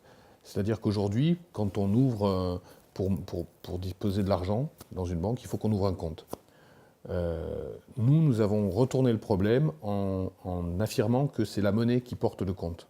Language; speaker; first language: French; native; French